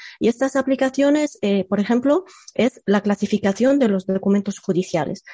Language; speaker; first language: Spanish; non-native, fluent; Arabic